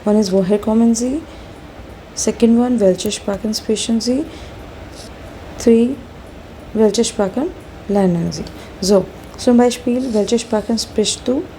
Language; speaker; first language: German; non-native, learner; Hindi